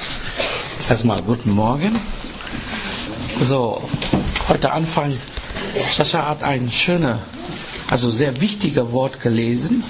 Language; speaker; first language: German; non-native, fluent; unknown